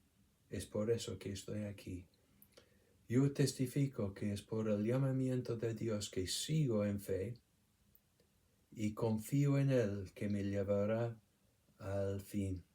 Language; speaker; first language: Spanish; non-native, fluent; English